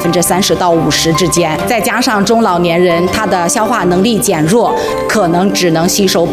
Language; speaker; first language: Chinese; native; Chinese